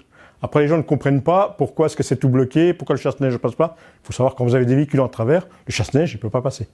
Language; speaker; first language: French; native; French